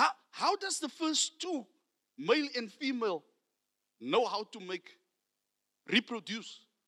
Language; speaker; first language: English; non-native, local second language; Afrikaans